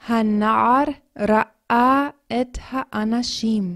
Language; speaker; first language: Hebrew; non-native, fluent; English